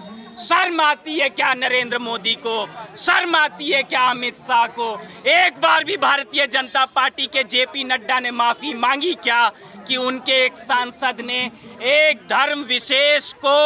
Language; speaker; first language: Hindi; native; Hindi